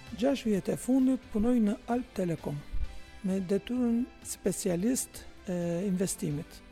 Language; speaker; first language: Albanian; non-native, fluent; Turkish